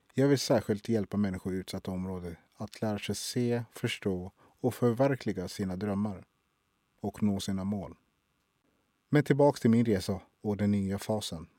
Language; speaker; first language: Swedish; early bilingual, other home language; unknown